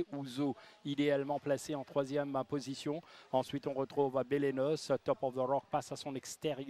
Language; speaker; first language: French; non-native, local second language; Morisyen